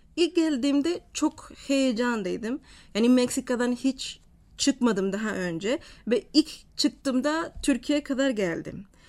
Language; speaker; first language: Turkish; non-native, fluent; Spanish